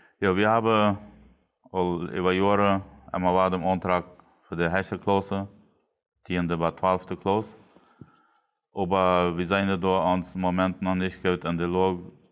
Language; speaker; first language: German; non-native, local second language; Plautdietsch